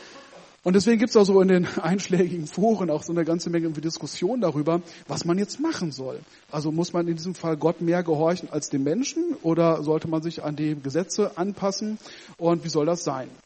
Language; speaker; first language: German; native; German